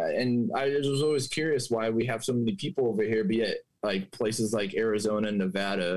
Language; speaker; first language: English; native; English